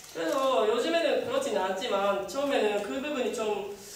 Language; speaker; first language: Korean; non-native, fluent; Japanese